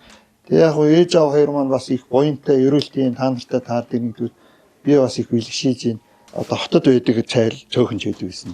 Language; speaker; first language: Mongolian; native; Mongolian